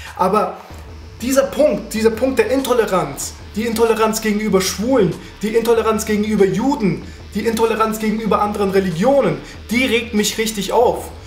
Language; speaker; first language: German; early bilingual, other home language; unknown